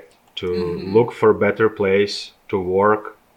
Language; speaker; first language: English; non-native, fluent; Ukrainian